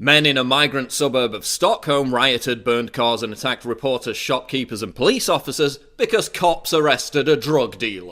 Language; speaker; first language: English; native; English